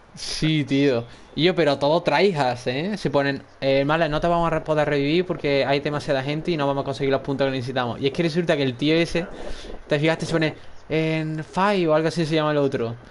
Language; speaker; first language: Spanish; native; Spanish